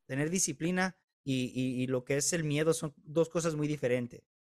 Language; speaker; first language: Spanish; early bilingual, heritage; Spanish